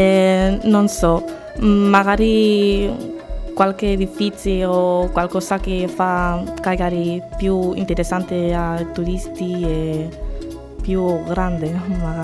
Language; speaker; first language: Italian; non-native, learner; Spanish